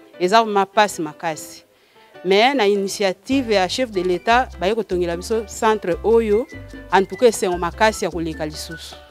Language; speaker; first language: Lingala; non-native, local second language; Kituba (Democratic Republic of Congo)